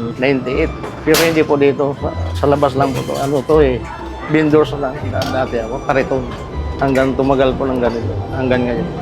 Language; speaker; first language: Filipino; non-native, local second language; Bikol